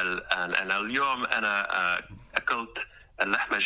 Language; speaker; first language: Arabic; non-native, learner; English